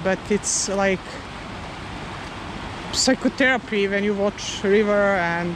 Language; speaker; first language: English; non-native, learner; Serbian